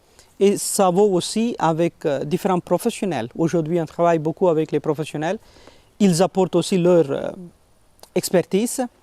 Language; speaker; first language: French; non-native, fluent; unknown